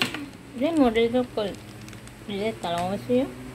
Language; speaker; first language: Japanese; non-native, learner; Vietnamese